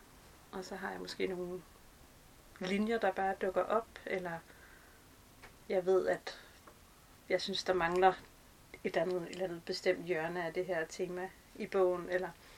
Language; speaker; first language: Danish; native; Danish